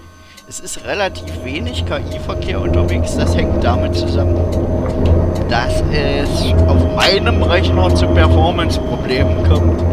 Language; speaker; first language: German; native; German